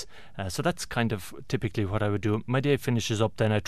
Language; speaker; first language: English; native; English